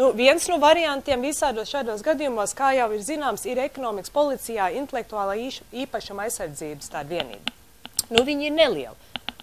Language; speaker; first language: Latvian; early bilingual, heritage; Latvian